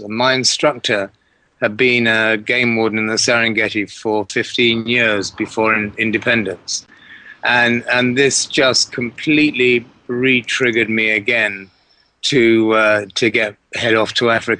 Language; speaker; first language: English; native; English